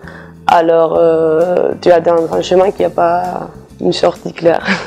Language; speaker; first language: French; non-native, fluent; Spanish